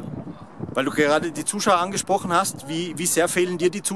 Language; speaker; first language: German; native; German